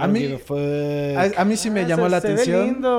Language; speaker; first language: Spanish; native; Spanish